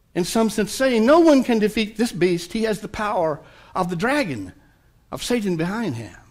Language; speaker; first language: English; native; English